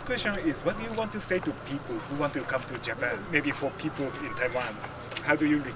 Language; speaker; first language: English; non-native, fluent; Japanese